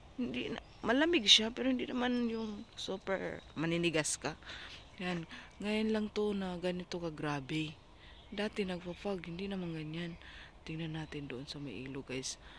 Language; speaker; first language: Filipino; non-native, local second language; Cebuano